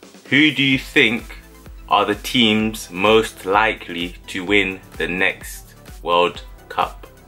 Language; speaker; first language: English; native; English